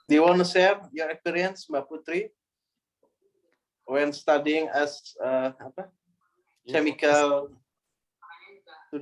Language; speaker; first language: English; non-native, learner; Indonesian